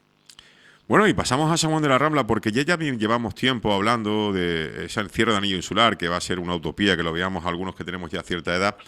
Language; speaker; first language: Spanish; native; Spanish